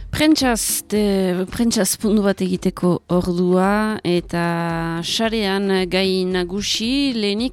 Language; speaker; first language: Basque; native; Basque